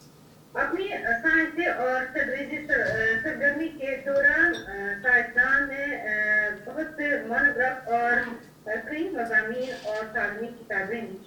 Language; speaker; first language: Hindi; non-native, fluent; Uzbek